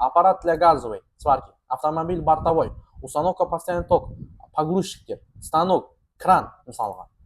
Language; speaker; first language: Russian; non-native, local second language; Kazakh